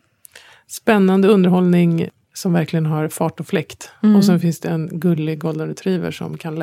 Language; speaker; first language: Swedish; native; Swedish